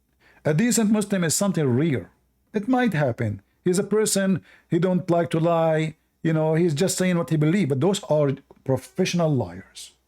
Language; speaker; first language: English; non-native, fluent; Arabic